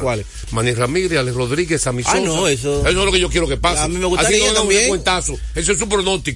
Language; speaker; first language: Spanish; native; Spanish